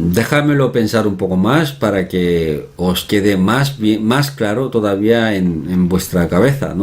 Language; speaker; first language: Spanish; non-native, fluent; Korean